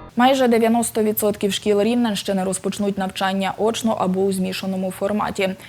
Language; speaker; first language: Ukrainian; native; Ukrainian